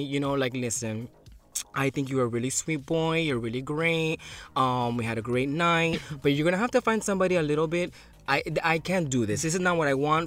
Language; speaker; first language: English; early bilingual, other home language; Spanish